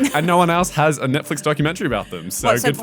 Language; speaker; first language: English; native; English